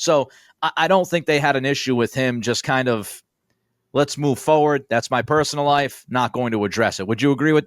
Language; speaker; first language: English; native; English